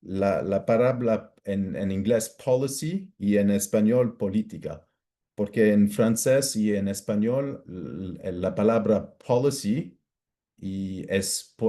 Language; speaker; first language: Spanish; non-native, fluent; English